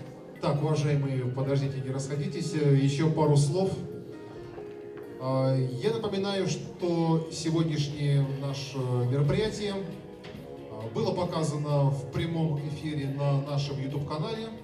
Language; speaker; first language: Russian; native; Russian